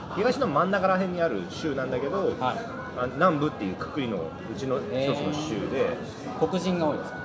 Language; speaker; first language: Japanese; early bilingual, other home language; English